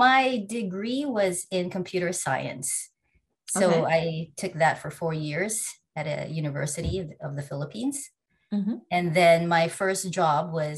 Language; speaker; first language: English; non-native, local second language; Filipino